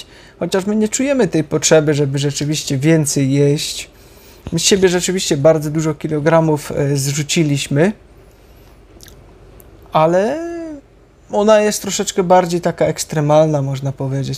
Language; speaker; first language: Polish; native; Polish